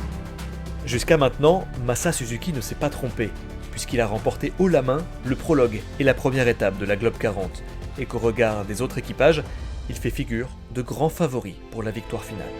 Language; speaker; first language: French; native; French